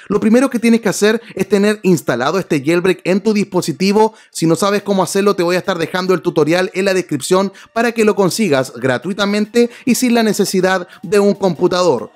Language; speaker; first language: Spanish; native; Spanish